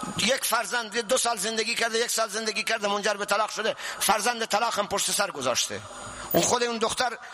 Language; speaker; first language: Persian; non-native, local second language; Baluchi